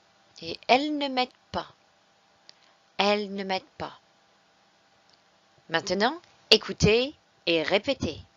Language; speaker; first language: French; non-native, fluent; English